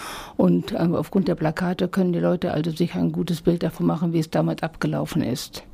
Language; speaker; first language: German; native; German